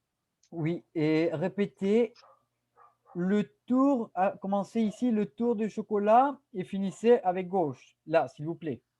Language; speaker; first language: French; non-native, fluent; Spanish